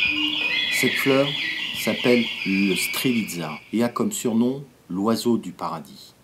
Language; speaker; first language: French; native; French